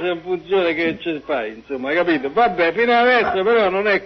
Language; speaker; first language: Italian; native; Italian